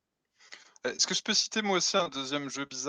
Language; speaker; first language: French; native; French